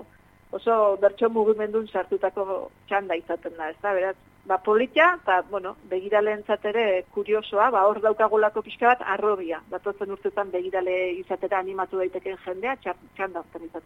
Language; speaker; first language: Basque; native; Basque